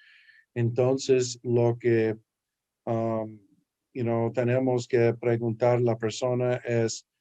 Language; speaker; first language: Spanish; early bilingual, heritage; English